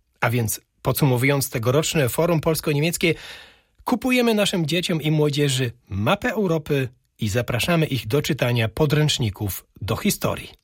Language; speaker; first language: Polish; native; Polish